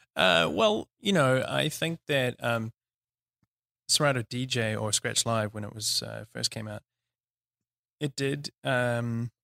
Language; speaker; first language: English; native; English